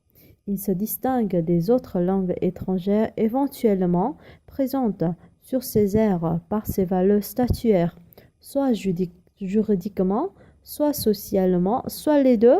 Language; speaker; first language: French; non-native, learner; Vietnamese